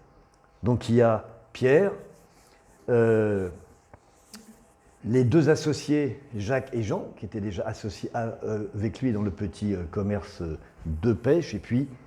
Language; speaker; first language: French; native; French